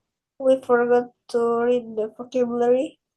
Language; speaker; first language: English; non-native, learner; Indonesian